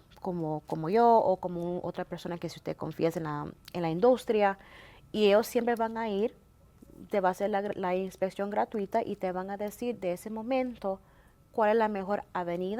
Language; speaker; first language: Spanish; early bilingual, heritage; Spanish